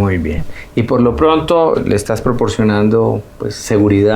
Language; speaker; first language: Spanish; native; Spanish